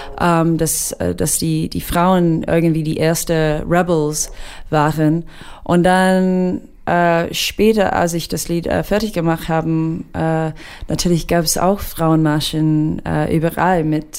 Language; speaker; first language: German; non-native, fluent; English